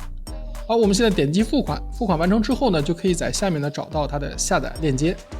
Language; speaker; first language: Chinese; native; Chinese